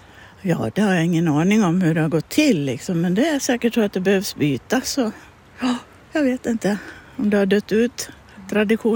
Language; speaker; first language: Swedish; native; Swedish